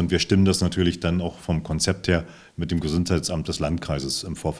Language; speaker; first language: German; native; German